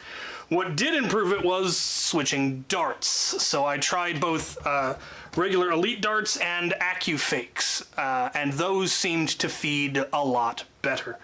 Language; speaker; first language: English; native; English